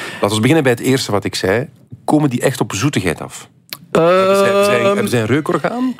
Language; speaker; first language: Dutch; native; Dutch